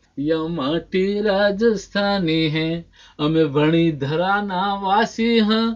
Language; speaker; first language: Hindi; non-native, local second language; Rajasthani